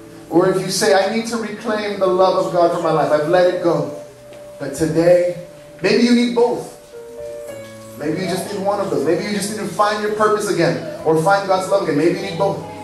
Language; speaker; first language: English; early bilingual, other home language; Spanish